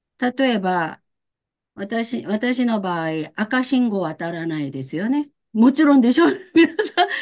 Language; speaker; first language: Japanese; non-native, fluent; Korean